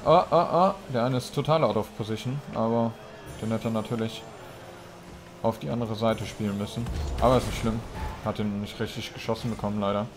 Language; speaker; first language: German; native; German